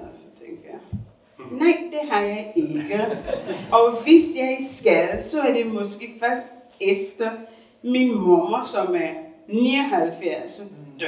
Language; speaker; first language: Danish; non-native, fluent; English